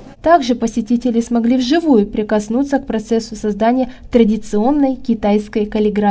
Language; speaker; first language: Russian; native; Russian